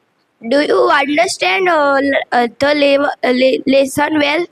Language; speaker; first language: English; non-native, learner; Gujarati